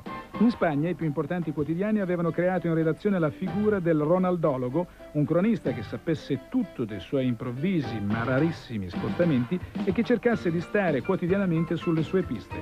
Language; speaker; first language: Italian; native; Italian